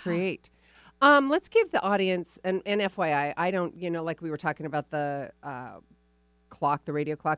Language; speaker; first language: English; native; English